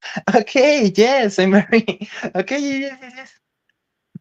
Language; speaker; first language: English; non-native, learner; Spanish